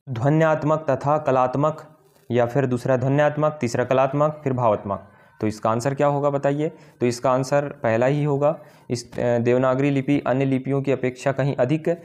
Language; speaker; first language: Hindi; native; Hindi